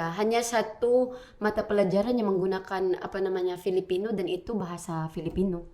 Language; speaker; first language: Indonesian; non-native, learner; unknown